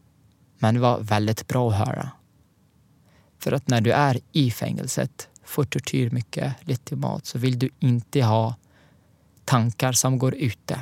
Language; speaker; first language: Swedish; non-native, fluent; Arabic